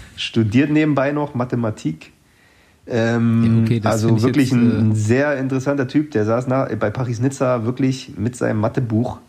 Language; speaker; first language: German; native; German